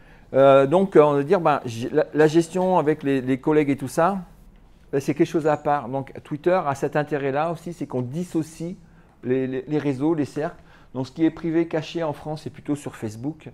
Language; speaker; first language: French; native; French